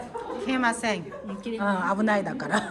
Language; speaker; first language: Japanese; non-native, learner; Korean